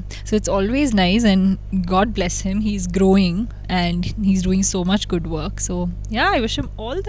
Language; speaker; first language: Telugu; non-native, local second language; Hindi